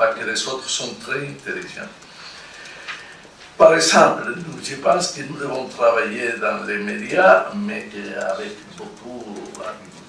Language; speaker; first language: French; non-native, fluent; Spanish